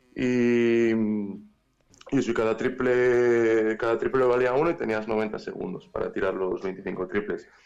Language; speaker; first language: Spanish; native; Spanish